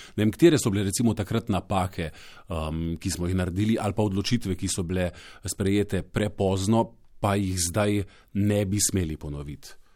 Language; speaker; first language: Slovenian; native; Slovenian